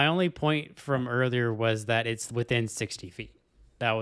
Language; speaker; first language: English; native; English